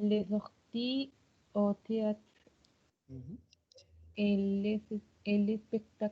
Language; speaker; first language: French; non-native, learner; Spanish